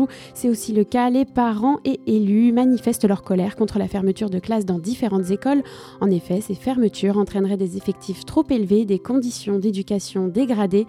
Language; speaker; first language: French; native; French